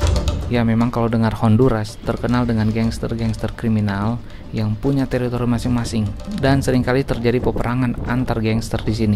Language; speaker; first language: Indonesian; native; Indonesian